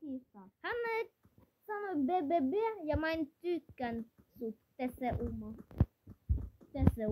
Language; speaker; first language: Finnish; non-native, learner; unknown